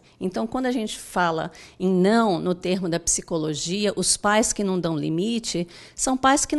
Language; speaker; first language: Portuguese; native; Portuguese